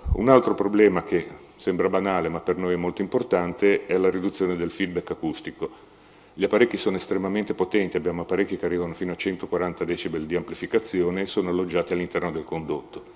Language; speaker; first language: Italian; native; Italian